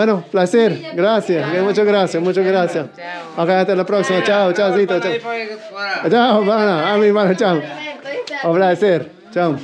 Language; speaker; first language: Spanish; non-native, learner; English